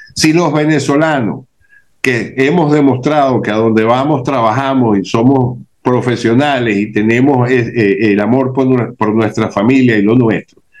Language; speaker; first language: Spanish; native; Spanish